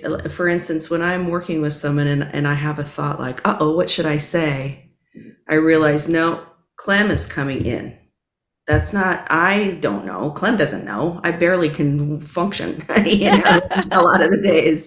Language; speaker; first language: English; native; English